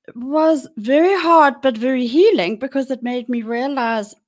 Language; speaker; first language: English; native; English